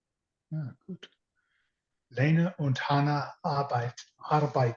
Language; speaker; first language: German; non-native, learner; English